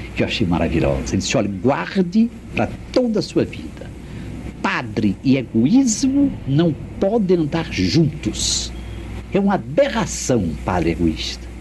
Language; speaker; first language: Portuguese; native; Portuguese